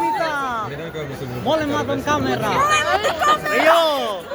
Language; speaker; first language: Finnish; non-native, learner; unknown